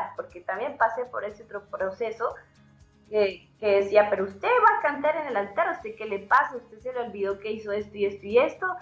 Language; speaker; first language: Spanish; native; Spanish